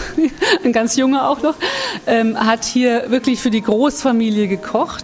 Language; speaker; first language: German; native; German